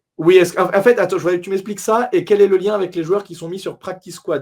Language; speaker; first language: French; native; French